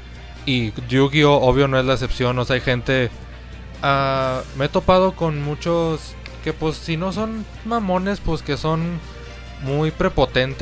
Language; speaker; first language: Spanish; native; Spanish